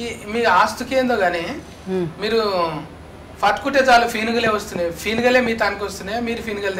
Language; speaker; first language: Telugu; native; Telugu